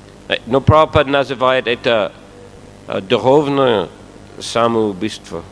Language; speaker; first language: Russian; non-native, fluent; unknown